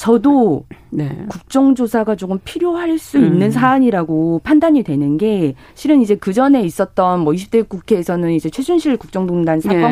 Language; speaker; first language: Korean; native; Korean